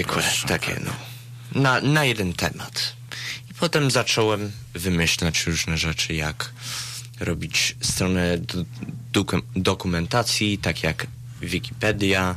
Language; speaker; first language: Polish; early bilingual, heritage; Polish